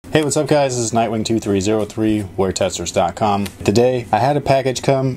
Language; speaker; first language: English; native; English